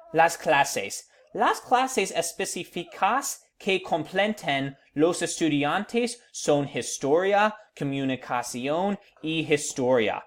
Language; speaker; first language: Spanish; non-native, learner; English